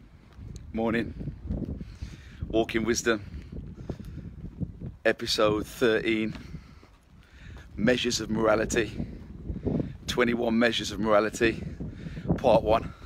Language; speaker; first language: English; native; English